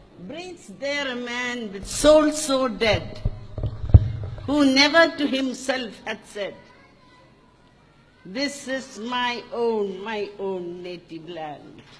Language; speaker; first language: English; non-native, local second language; Malayalam